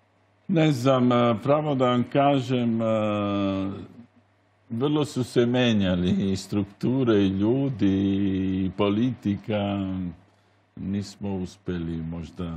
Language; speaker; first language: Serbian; non-native, learner; Italian